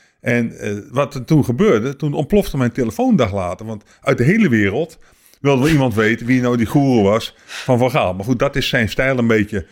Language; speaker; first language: Dutch; native; Dutch